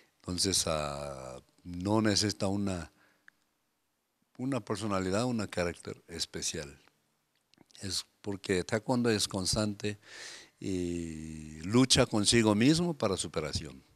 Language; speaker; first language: Spanish; non-native, fluent; Korean